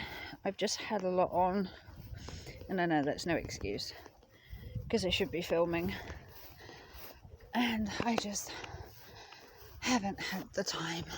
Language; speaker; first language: English; native; English